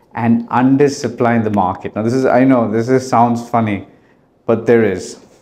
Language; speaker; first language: English; early bilingual, heritage; Arabic